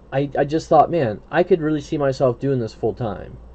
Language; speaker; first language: English; native; English